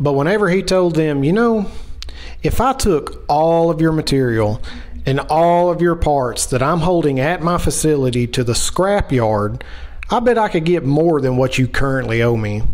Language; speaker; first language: English; native; English